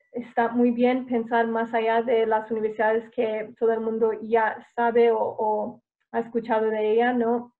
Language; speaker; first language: Spanish; non-native, fluent; English